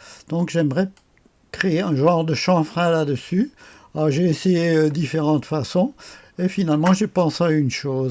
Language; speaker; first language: French; native; French